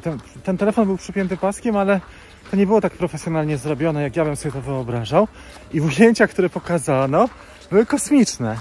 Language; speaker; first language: Polish; native; Polish